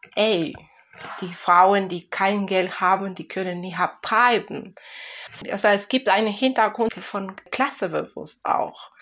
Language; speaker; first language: German; non-native, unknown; Spanish